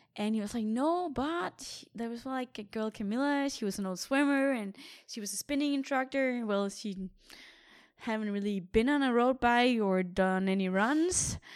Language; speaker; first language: English; non-native, fluent; Danish